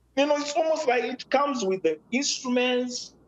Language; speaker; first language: English; non-native, local second language; Shona